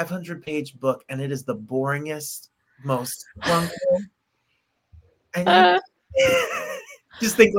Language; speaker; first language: English; native; English